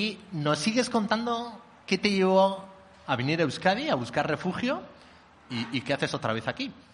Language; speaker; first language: Spanish; native; Spanish